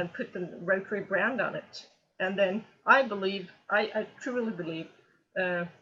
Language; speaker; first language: English; non-native, fluent; Norwegian